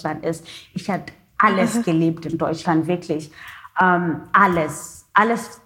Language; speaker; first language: German; non-native, learner; Xhosa